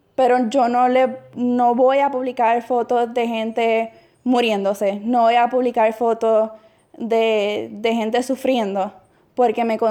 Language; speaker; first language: Spanish; native; Spanish